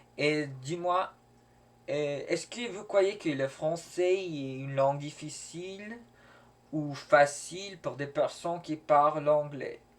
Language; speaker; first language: French; non-native, learner; English